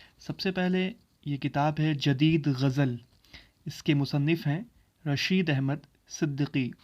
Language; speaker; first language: Urdu; native; Urdu